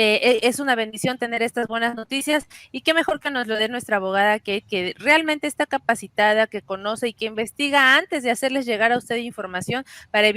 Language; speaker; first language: Spanish; native; Spanish